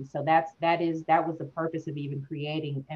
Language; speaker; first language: English; native; English